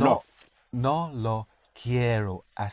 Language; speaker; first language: Spanish; non-native, learner; English